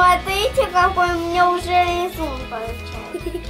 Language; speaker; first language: Russian; native; Russian